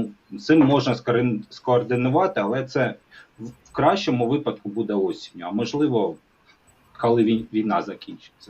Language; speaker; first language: Ukrainian; non-native, local second language; Russian